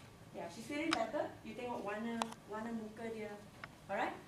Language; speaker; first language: English; non-native, local second language; Chinese